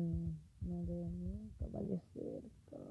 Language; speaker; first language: Spanish; native; Spanish